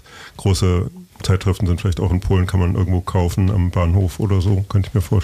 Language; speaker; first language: German; native; German